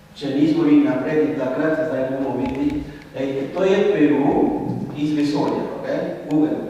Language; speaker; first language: Slovenian; non-native, fluent; Spanish